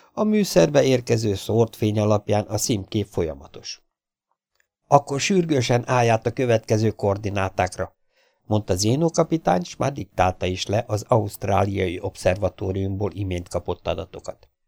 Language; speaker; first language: Hungarian; native; Hungarian